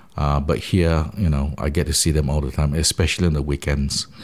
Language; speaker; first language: English; non-native, local second language; Min Nan Chinese